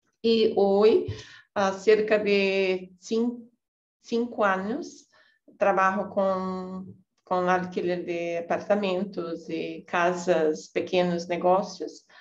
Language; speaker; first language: Spanish; non-native, learner; Portuguese